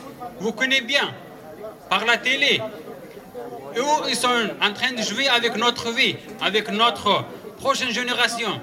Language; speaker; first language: French; non-native, learner; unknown